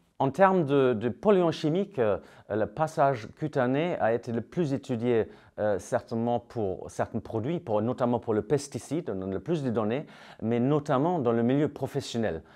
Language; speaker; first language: French; native; French